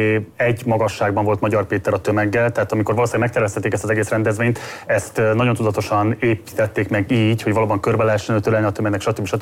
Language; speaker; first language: Hungarian; native; Hungarian